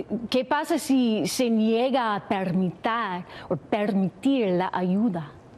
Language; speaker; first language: Spanish; non-native, learner; English